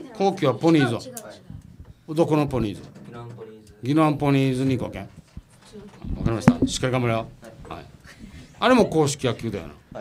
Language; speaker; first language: Japanese; native; Japanese